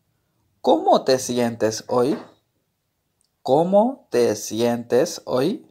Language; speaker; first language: Spanish; non-native, learner; Urdu